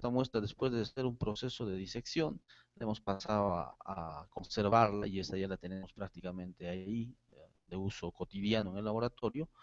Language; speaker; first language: Spanish; native; Spanish